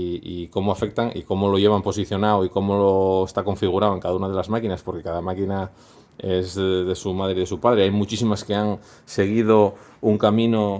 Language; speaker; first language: Spanish; native; Spanish